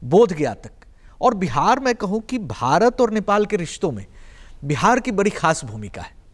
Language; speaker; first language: Hindi; native; Hindi